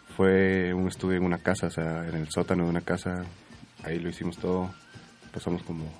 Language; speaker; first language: Spanish; native; Spanish